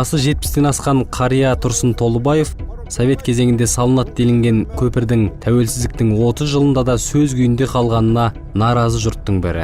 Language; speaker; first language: Kazakh; native; Kazakh